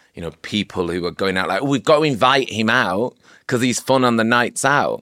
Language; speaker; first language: English; native; English